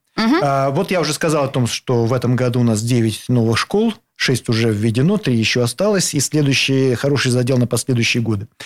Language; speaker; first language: Russian; native; Russian